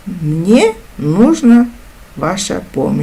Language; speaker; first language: Russian; non-native, local second language; Kazakh